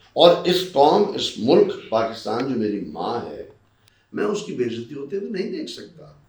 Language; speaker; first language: Urdu; native; Urdu